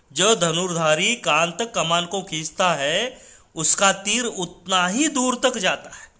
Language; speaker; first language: Hindi; non-native, local second language; Marathi